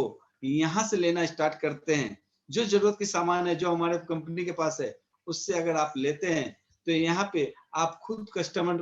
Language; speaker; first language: Hindi; native; Hindi